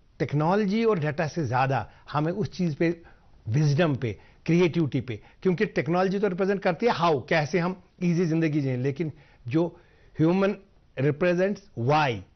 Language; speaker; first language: Hindi; non-native, local second language; Kashmiri